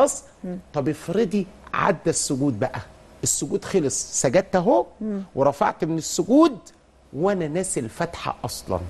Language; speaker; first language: Arabic; native; Arabic